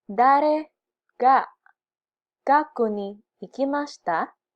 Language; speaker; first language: Japanese; non-native, learner; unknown